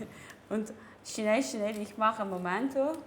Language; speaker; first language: German; non-native, learner; Turkish